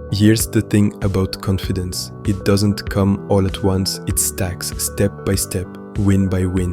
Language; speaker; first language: English; native; English